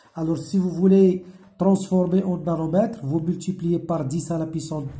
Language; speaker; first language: French; non-native, local second language; Arabic